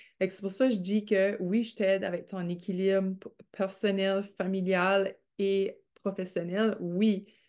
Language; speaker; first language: French; native; French